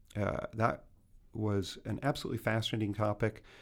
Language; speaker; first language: English; native; English